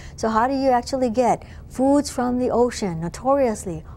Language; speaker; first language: English; native; English